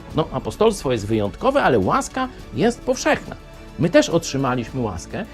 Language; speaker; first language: Polish; native; Polish